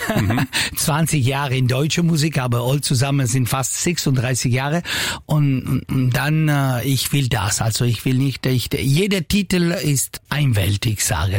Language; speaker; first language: German; non-native, learner; Italian